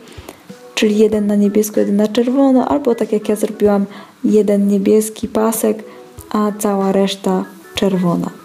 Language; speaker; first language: Polish; native; Polish